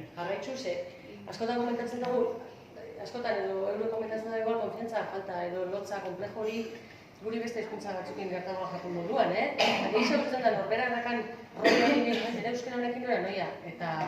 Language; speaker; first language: Basque; native; Basque